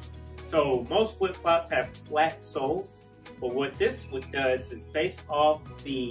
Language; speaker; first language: English; native; English